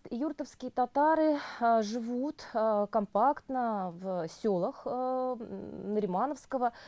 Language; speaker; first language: Russian; native; Russian